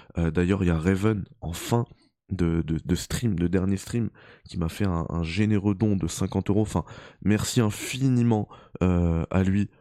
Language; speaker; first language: French; native; French